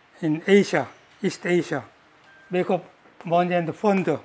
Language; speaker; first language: English; non-native, learner; Korean